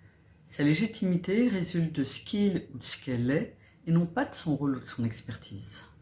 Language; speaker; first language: French; native; French